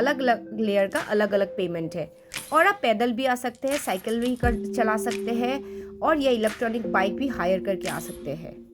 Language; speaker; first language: Hindi; non-native, local second language; Assamese